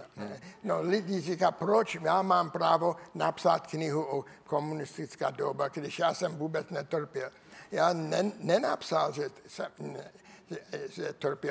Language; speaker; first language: Czech; non-native, learner; English